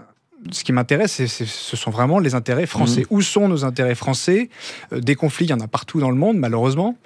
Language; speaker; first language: French; native; French